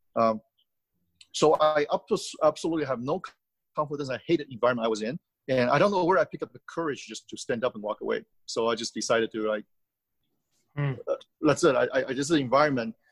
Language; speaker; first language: English; early bilingual, other home language; Chinese